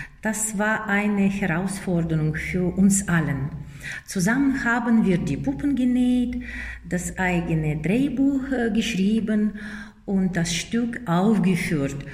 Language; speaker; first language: German; non-native, fluent; Russian